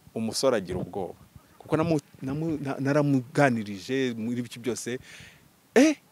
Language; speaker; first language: Kinyarwanda; early bilingual, heritage; Kinyarwanda